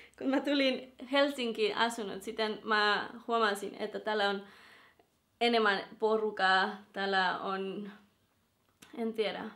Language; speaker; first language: Finnish; non-native, learner; Spanish